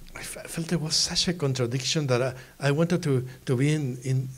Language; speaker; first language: English; non-native, fluent; Spanish